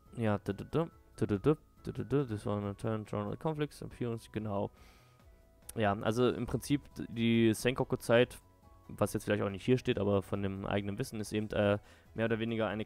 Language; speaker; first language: German; native; German